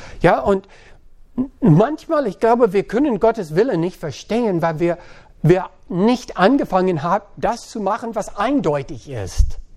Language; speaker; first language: German; non-native, fluent; English